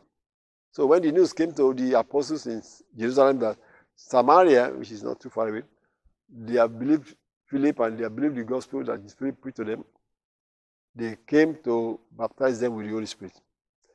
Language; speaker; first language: English; non-native, local second language; Yoruba